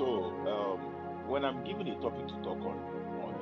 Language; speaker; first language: English; non-native, local second language; Yoruba